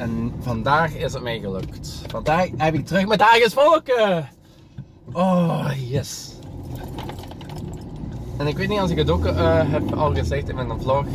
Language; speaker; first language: Dutch; native; Dutch